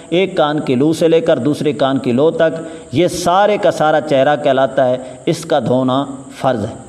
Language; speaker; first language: Urdu; native; Urdu